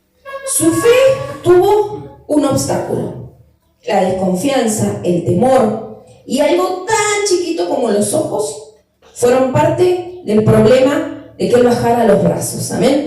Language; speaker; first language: Spanish; native; Spanish